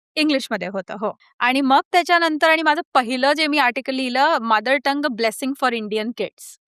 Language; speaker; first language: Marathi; early bilingual, heritage; Marathi